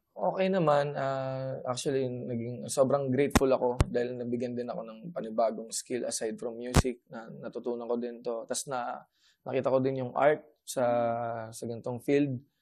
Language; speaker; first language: Filipino; native; Filipino